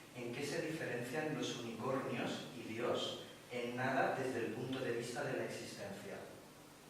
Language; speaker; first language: Spanish; native; Spanish